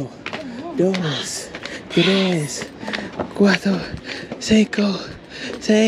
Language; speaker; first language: Spanish; non-native, learner; English